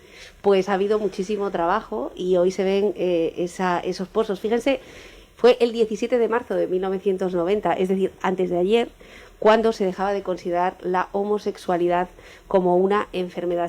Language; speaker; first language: Spanish; native; Spanish